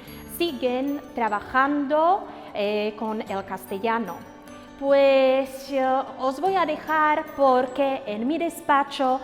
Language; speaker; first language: Spanish; non-native, fluent; Slovak